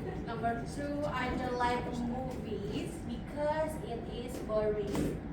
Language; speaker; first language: English; non-native, learner; Indonesian